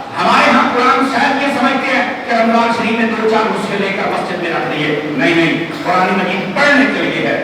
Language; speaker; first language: Urdu; non-native, local second language; Punjabi